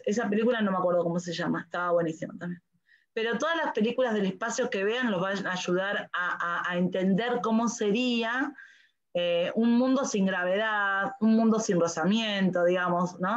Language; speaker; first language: Spanish; native; Spanish